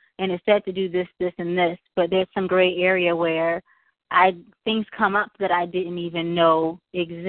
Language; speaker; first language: English; native; English